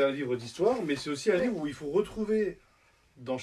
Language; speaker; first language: French; native; French